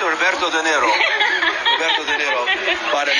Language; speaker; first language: Spanish; non-native, learner; English